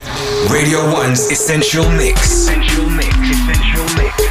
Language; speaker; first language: English; native; English